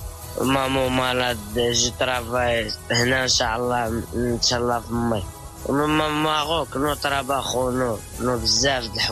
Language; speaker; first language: Spanish; non-native, learner; Arabic